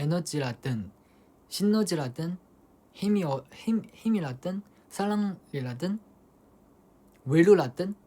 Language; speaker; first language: Korean; non-native, fluent; Chinese